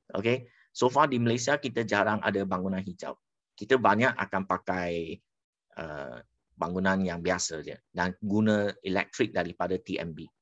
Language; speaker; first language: Malay; non-native, local second language; Chinese